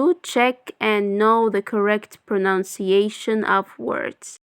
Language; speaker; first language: English; non-native, fluent; Arabic